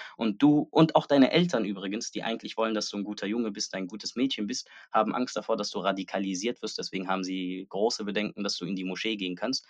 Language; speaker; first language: German; early bilingual, other home language; Arabic